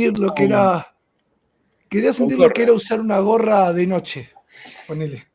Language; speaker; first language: Spanish; native; Spanish